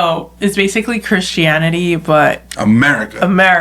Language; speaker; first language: English; native; English